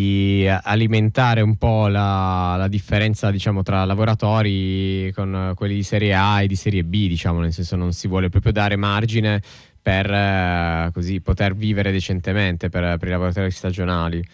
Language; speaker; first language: Italian; native; Italian